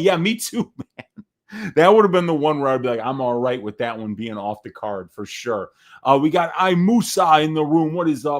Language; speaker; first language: English; native; English